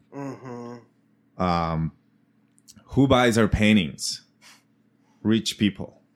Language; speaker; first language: English; non-native, fluent; Spanish